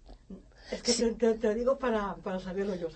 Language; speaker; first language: Spanish; non-native, local second language; Catalan